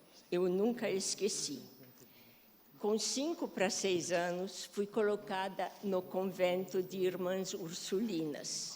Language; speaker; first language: Portuguese; non-native, fluent; Polish